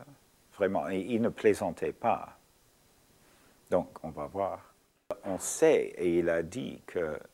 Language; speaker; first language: French; non-native, fluent; English